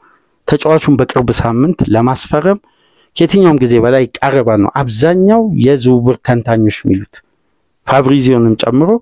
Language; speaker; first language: Amharic; native; Amharic